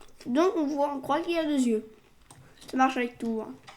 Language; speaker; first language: French; native; French